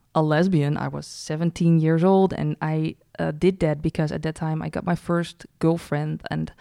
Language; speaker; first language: English; non-native, fluent; Dutch